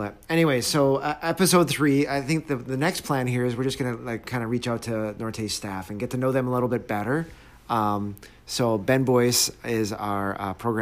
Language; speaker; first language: English; native; English